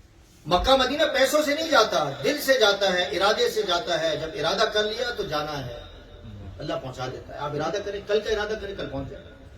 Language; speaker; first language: Urdu; native; Urdu